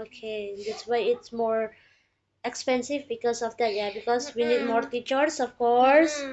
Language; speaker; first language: English; non-native, learner; Indonesian